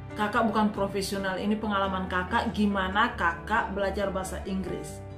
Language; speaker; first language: Indonesian; non-native, local second language; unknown